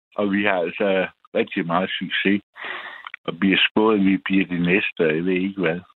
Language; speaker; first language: Danish; native; Danish